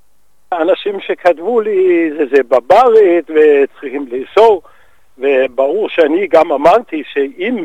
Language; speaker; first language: Hebrew; non-native, fluent; Danish